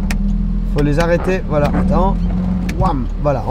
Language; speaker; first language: French; native; French